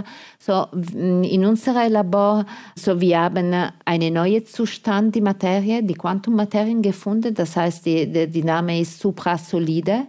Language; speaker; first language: German; non-native, fluent; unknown